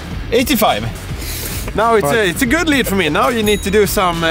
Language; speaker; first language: English; non-native, fluent; Swedish